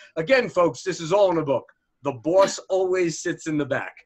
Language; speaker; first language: English; native; English